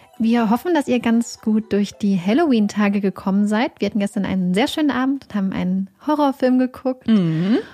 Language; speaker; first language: German; native; German